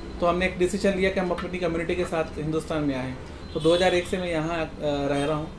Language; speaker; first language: Urdu; non-native, local second language; Sindhi